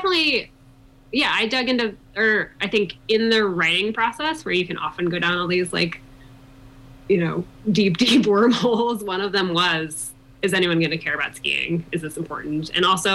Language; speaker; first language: English; native; English